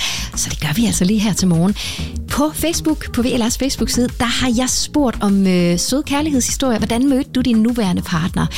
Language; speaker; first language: Danish; native; Danish